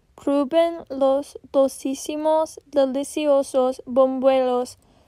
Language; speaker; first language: Spanish; non-native, learner; English